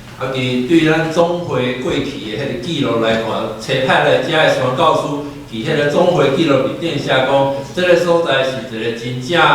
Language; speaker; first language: Chinese; native; Chinese